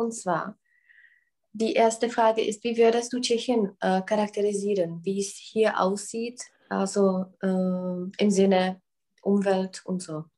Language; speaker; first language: German; non-native, fluent; Czech